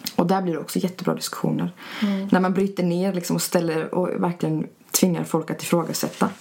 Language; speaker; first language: Swedish; early bilingual, other home language; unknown